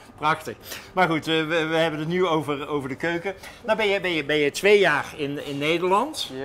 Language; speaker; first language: Dutch; native; Dutch